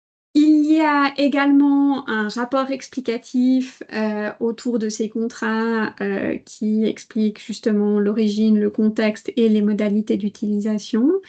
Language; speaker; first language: French; native; French